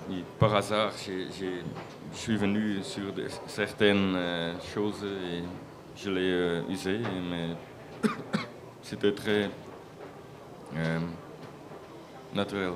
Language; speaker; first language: French; non-native, local second language; Dutch